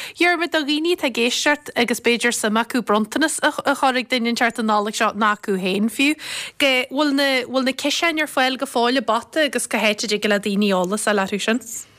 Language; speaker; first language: Irish; native; Irish